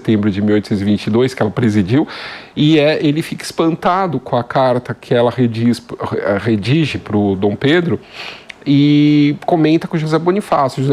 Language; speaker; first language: Portuguese; native; Portuguese